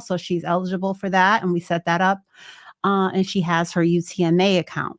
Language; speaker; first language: English; native; English